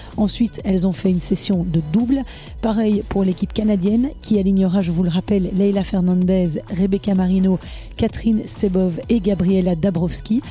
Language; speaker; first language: French; native; French